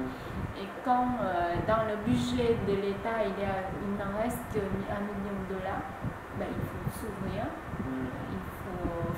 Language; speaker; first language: French; non-native, fluent; Vietnamese